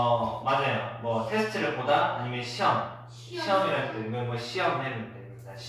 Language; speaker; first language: Korean; native; Korean